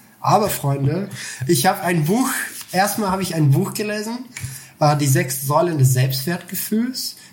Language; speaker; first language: German; non-native, fluent; Bulgarian